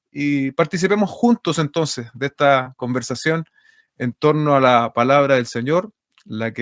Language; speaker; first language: Spanish; native; Spanish